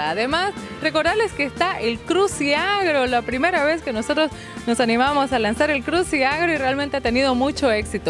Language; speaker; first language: Spanish; native; Spanish